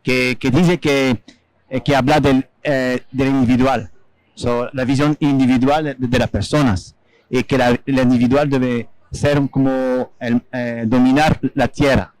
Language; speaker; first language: Spanish; non-native, fluent; French